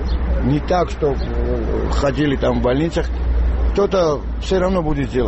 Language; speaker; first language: Russian; non-native, local second language; Georgian